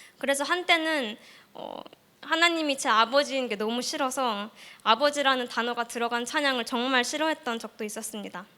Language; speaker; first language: Korean; early bilingual, heritage; Korean